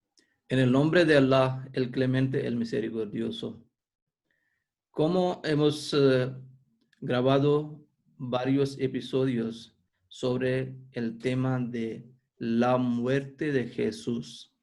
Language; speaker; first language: Spanish; non-native, fluent; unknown